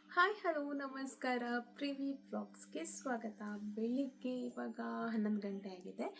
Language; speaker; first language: Kannada; native; Kannada